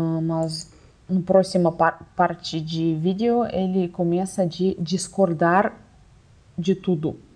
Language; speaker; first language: Portuguese; non-native, fluent; Russian